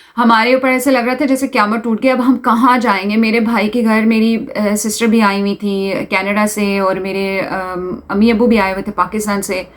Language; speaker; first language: Urdu; native; Urdu